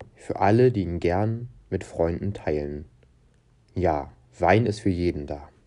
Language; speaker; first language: German; non-native, fluent; Portuguese